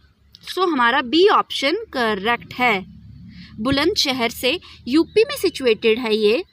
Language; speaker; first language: Hindi; native; Hindi